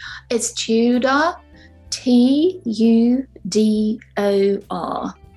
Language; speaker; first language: English; non-native, fluent; Ukrainian